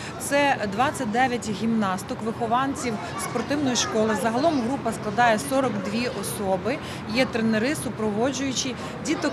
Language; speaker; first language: Ukrainian; native; Ukrainian